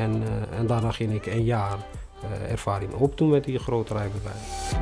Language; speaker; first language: Dutch; non-native, fluent; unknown